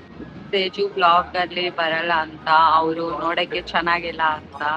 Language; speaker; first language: Kannada; non-native, learner; Telugu